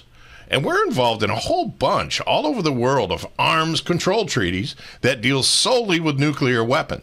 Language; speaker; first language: English; native; English